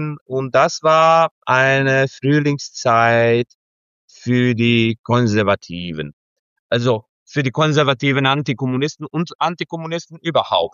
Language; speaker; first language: German; non-native, fluent; Serbian